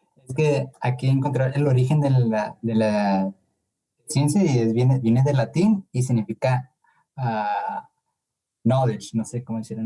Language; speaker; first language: Spanish; early bilingual, heritage; English